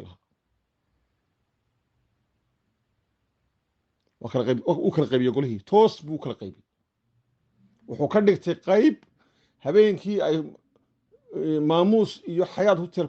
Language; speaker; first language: Somali; native; Somali